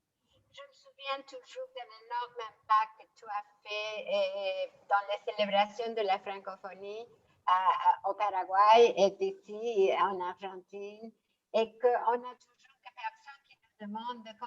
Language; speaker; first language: French; non-native, fluent; Spanish